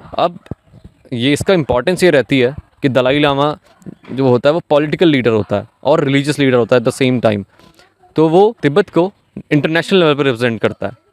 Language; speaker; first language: Hindi; native; Hindi